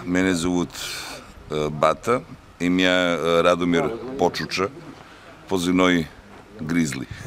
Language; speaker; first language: Russian; non-native, learner; Serbian